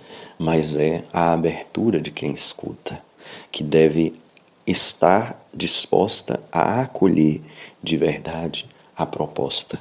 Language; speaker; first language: Portuguese; native; Portuguese